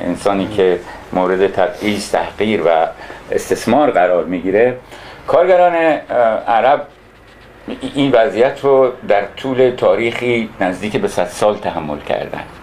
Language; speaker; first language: Persian; non-native, local second language; Arabic